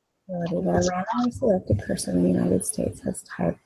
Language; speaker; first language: English; native; English